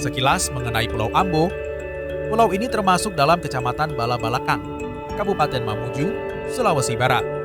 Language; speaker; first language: Indonesian; native; Indonesian